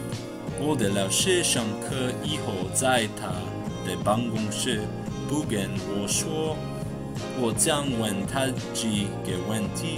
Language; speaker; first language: Chinese; non-native, learner; English